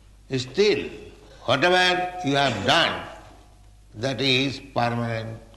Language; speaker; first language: English; non-native, local second language; Bangla